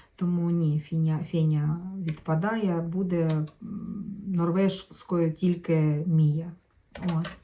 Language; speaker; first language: Ukrainian; native; Ukrainian